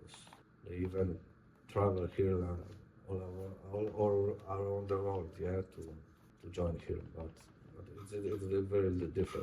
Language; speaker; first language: English; non-native, learner; Polish